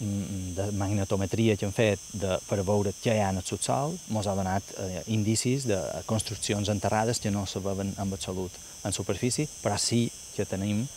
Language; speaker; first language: Catalan; native; Catalan